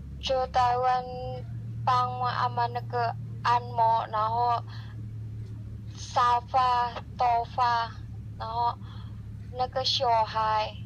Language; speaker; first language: Chinese; non-native, learner; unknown